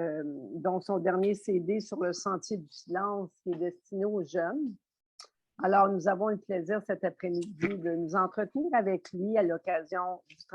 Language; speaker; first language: French; native; French